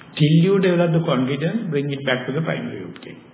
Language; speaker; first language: English; non-native, local second language; Sinhala